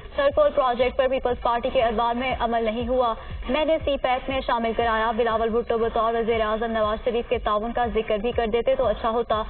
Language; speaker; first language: Urdu; native; Urdu